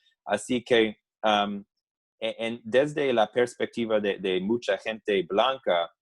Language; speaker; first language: Spanish; non-native, fluent; English